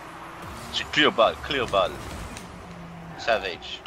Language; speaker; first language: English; non-native, local second language; French